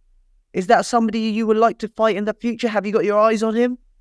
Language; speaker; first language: English; native; English